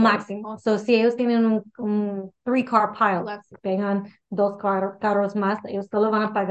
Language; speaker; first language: Spanish; early bilingual, heritage; English